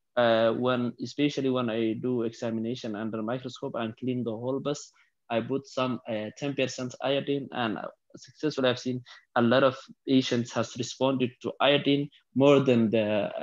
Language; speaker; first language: English; non-native, fluent; Somali